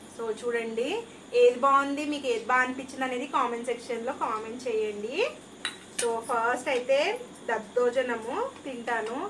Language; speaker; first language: Telugu; non-native, local second language; Kannada